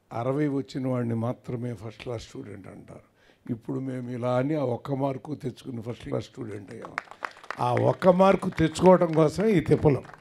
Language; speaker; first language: Telugu; native; Telugu